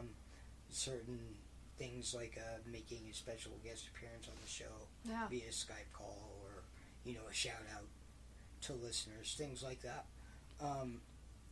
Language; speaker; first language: English; native; English